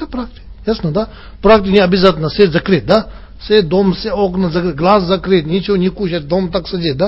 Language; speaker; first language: Russian; non-native, learner; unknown